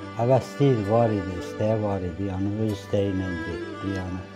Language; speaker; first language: Azerbaijani; native; Azerbaijani